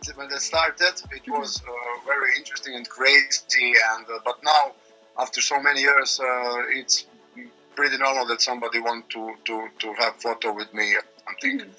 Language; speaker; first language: English; non-native, learner; Croatian